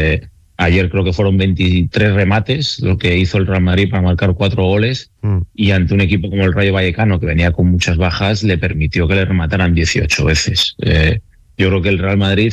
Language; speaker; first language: Spanish; native; Spanish